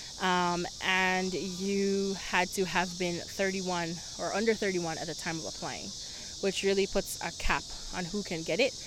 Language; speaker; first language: English; early bilingual, other home language; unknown